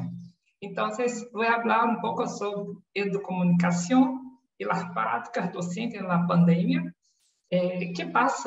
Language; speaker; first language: Spanish; non-native, learner; Portuguese